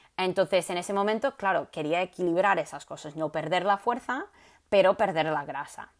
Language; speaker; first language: Spanish; non-native, fluent; English